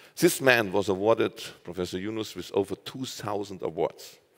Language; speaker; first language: English; non-native, fluent; German